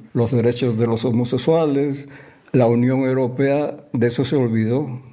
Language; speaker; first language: Spanish; native; Spanish